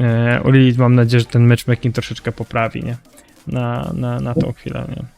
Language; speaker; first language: Polish; native; Polish